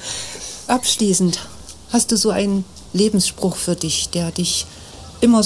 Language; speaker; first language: German; native; German